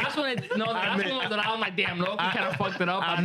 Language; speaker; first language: English; early bilingual, other home language; Spanish